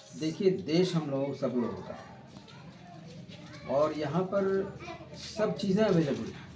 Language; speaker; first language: Hindi; native; Hindi